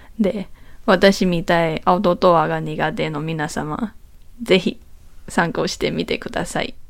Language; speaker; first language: Japanese; non-native, learner; Chinese